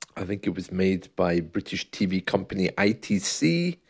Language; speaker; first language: English; native; English